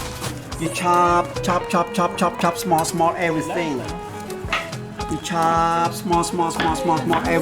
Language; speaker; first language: English; non-native, learner; Khmer